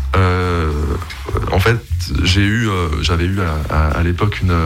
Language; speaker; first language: French; native; French